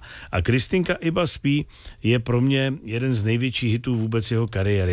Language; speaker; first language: Czech; native; Czech